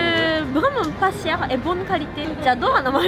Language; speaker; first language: French; non-native, learner; Japanese